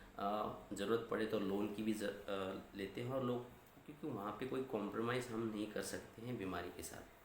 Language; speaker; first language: Hindi; non-native, local second language; Marathi